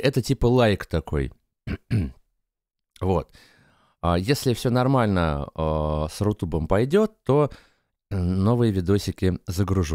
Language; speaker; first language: Russian; native; Russian